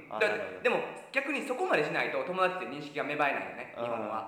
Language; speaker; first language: Japanese; native; Japanese